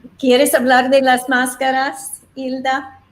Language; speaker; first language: Spanish; non-native, learner; English